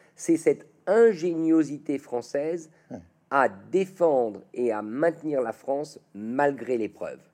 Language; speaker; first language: French; native; French